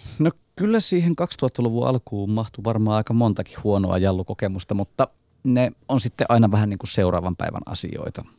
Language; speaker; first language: Finnish; native; Finnish